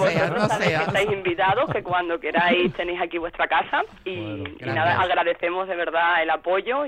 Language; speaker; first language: Spanish; native; Spanish